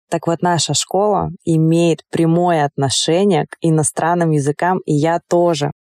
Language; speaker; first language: Russian; native; Russian